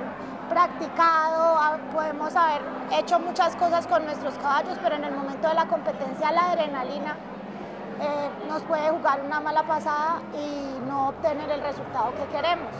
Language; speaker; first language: Spanish; native; Spanish